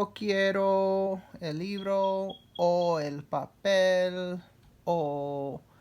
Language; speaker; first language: Spanish; non-native, fluent; English